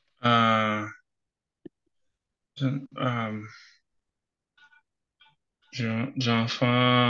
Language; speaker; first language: French; non-native, learner; Portuguese